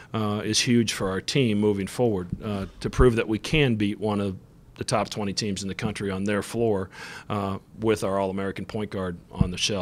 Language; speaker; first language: English; native; English